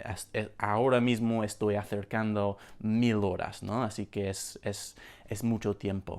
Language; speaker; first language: Spanish; non-native, fluent; English